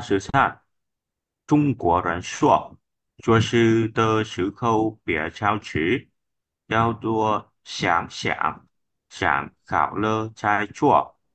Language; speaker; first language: Chinese; non-native, learner; Vietnamese